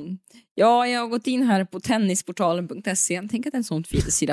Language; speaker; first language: Swedish; native; Swedish